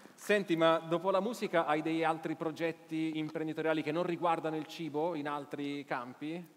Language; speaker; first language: Italian; native; Italian